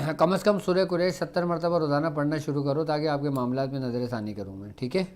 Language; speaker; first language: Urdu; native; Urdu